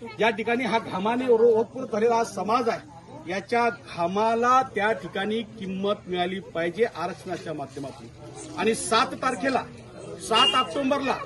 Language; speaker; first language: Marathi; non-native, local second language; Lambadi